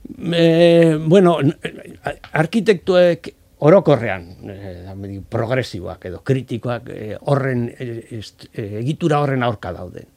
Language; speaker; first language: Basque; non-native, local second language; Spanish